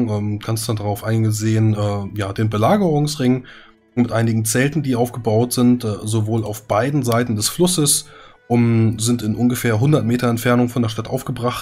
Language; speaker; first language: German; native; German